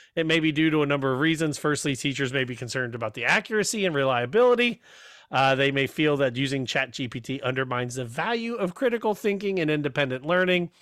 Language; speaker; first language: English; native; English